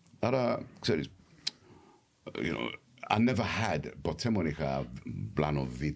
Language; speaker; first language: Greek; early bilingual, heritage; Greek